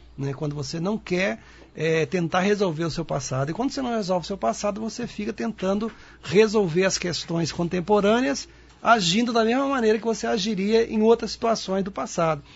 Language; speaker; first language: Portuguese; native; Portuguese